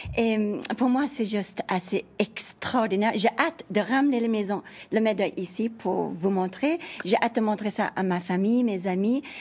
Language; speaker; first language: French; non-native, fluent; English